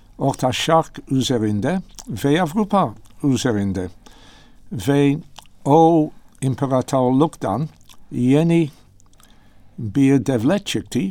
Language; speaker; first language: Turkish; non-native, learner; English